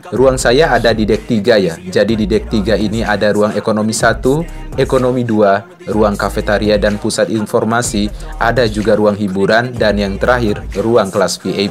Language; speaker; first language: Indonesian; native; Indonesian